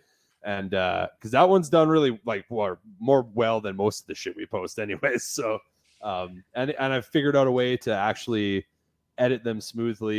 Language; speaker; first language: English; native; English